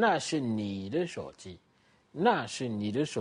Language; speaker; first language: Chinese; non-native, fluent; French